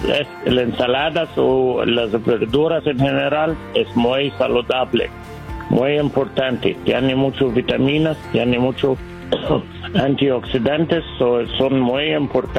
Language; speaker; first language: Spanish; non-native, learner; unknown